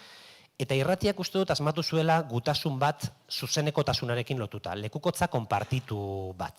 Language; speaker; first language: Basque; native; Basque